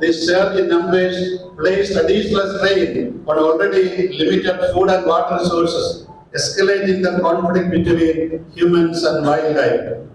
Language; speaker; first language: English; non-native, local second language; Malayalam